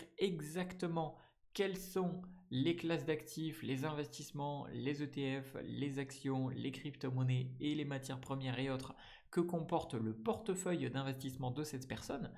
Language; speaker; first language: French; native; French